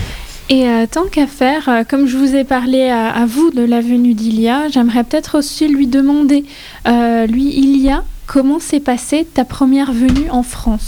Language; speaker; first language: French; native; French